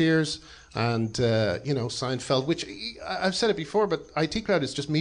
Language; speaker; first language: English; native; English